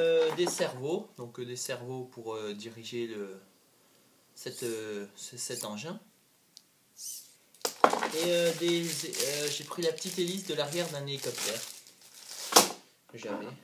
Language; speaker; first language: French; native; French